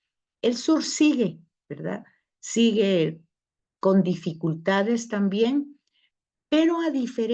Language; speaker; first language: Spanish; native; Spanish